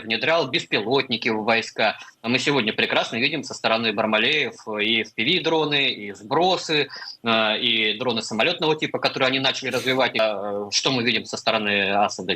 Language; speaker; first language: Russian; native; Russian